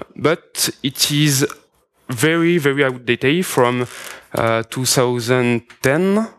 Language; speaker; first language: English; non-native, fluent; French